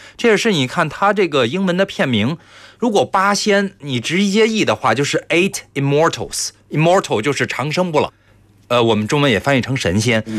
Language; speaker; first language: Chinese; native; Chinese